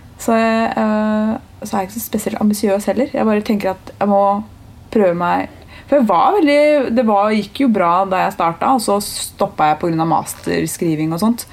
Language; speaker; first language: Norwegian; early bilingual, other home language; Turkish